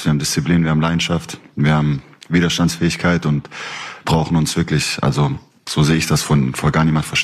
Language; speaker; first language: German; native; German